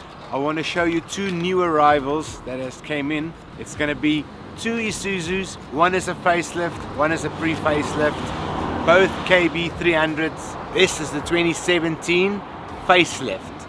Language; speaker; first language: English; non-native, local second language; Afrikaans